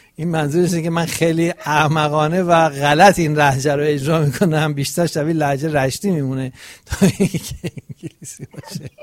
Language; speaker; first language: Persian; native; Persian